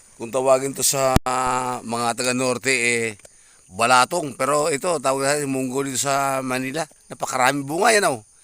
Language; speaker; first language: Filipino; non-native, local second language; Cebuano